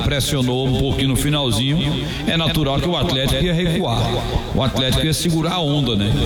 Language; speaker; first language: Portuguese; native; Portuguese